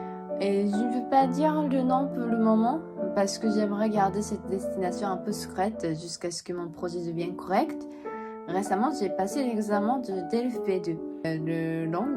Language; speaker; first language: French; non-native, fluent; Japanese